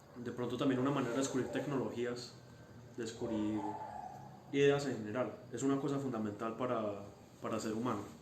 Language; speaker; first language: Spanish; early bilingual, heritage; Spanish